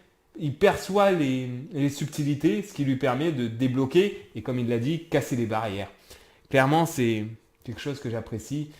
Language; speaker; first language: French; native; French